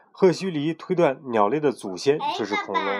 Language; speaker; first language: Chinese; native; Chinese